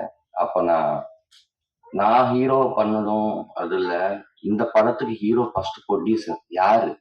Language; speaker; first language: Tamil; non-native, learner; Telugu